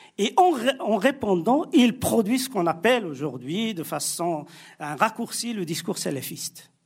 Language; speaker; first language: French; non-native, local second language; Arabic